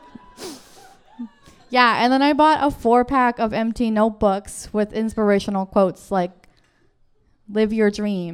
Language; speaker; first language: English; native; English